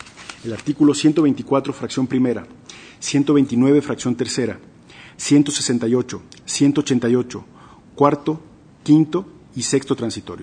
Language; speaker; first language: Spanish; native; Spanish